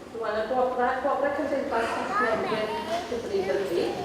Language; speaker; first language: Welsh; native; Welsh